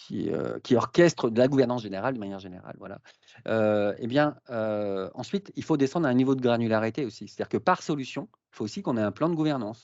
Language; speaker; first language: French; native; French